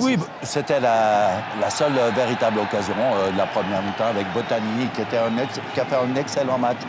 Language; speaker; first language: French; native; French